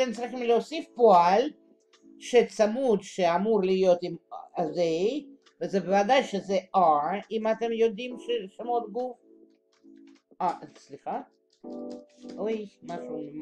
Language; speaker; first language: Hebrew; non-native, fluent; Russian